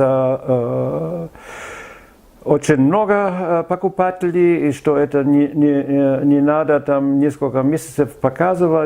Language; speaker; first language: Russian; non-native, fluent; German